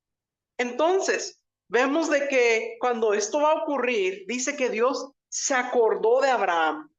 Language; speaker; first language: Spanish; native; Spanish